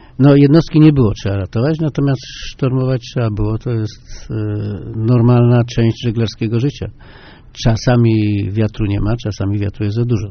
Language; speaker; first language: Polish; native; Polish